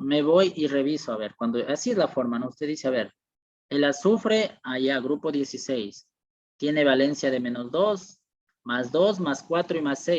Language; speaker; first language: Spanish; native; Spanish